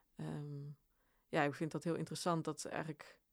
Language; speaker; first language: Dutch; early bilingual, other home language; Swedish